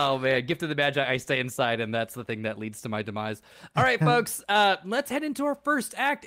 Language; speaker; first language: English; native; English